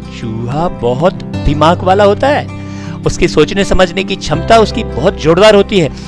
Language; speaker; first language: Hindi; native; Hindi